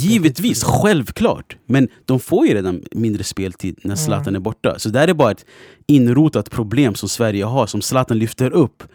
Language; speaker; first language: Swedish; native; Swedish